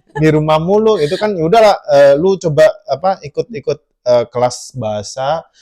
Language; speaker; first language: Indonesian; native; Indonesian